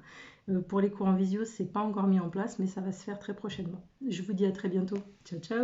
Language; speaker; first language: French; native; French